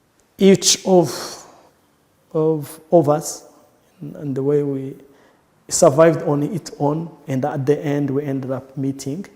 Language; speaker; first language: English; non-native, local second language; Kinyarwanda